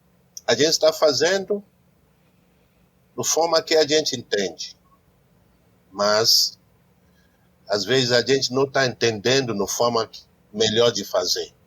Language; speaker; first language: Portuguese; non-native, learner; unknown